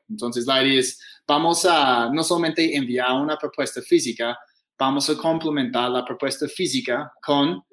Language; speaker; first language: Spanish; non-native, fluent; English